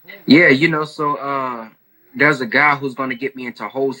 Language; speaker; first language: English; native; English